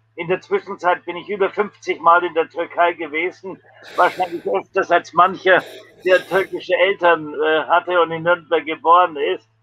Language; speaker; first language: German; native; German